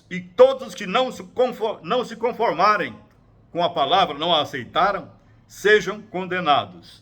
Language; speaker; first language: Portuguese; native; Portuguese